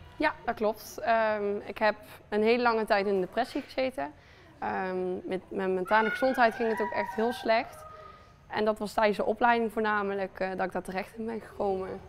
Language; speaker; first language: Dutch; early bilingual, other home language; Spanish